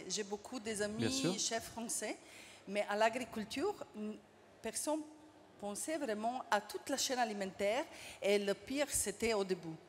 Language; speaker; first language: French; non-native, fluent; Slovenian